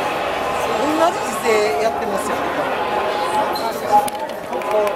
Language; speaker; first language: Japanese; native; Japanese